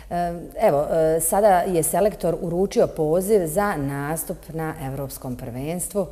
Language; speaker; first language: Serbian; native; Serbian